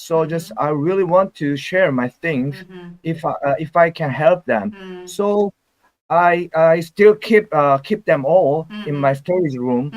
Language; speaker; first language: English; non-native, learner; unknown